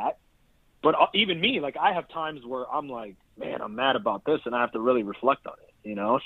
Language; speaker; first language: English; native; English